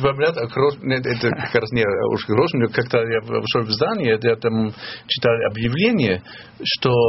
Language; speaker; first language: Russian; non-native, fluent; German